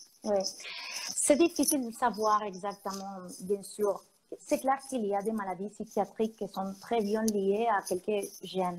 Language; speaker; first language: French; non-native, fluent; Spanish